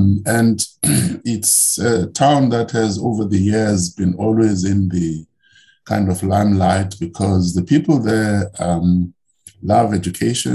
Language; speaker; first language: English; non-native, local second language; Xhosa